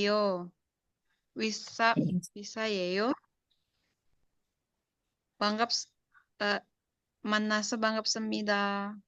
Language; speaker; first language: Korean; non-native, learner; Indonesian